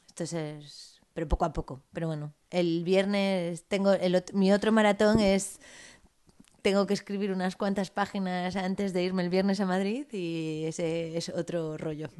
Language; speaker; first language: Spanish; native; Spanish